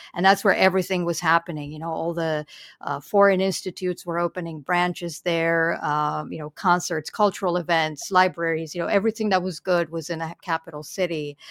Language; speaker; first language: English; non-native, fluent; Romanian